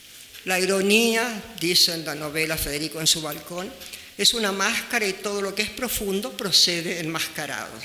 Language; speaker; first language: Spanish; native; Spanish